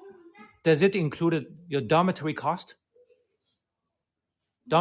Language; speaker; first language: English; non-native, fluent; Chinese